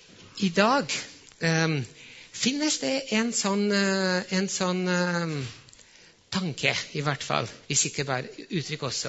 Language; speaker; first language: Norwegian; non-native, fluent; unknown